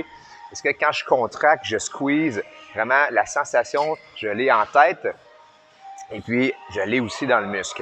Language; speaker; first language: French; native; French